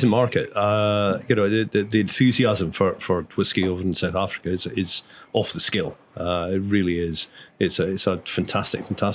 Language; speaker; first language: English; native; English